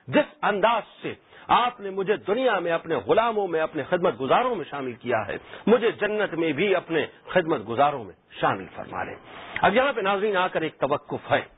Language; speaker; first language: Urdu; native; Urdu